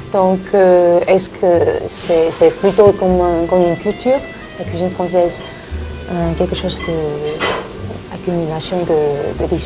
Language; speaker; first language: French; non-native, learner; Chinese